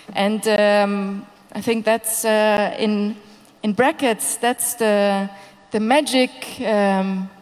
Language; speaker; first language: English; non-native, fluent; Hungarian